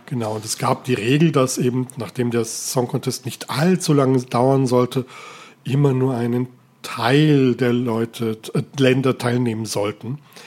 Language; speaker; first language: German; native; German